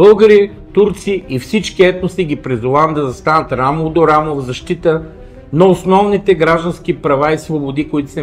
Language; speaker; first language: Bulgarian; native; Bulgarian